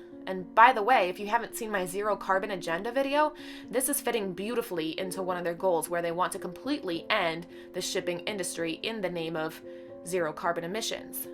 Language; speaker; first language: English; native; English